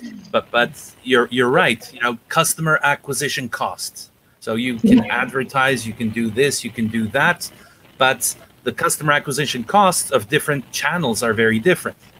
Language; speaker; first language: English; non-native, fluent; Turkish